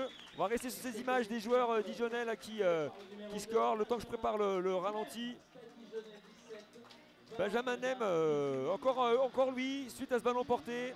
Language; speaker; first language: French; native; French